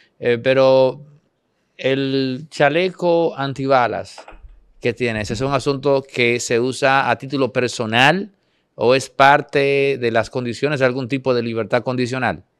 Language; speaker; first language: Spanish; native; Spanish